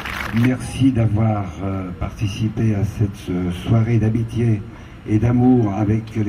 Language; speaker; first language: French; native; French